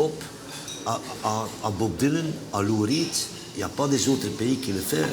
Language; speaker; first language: French; non-native, local second language; Dutch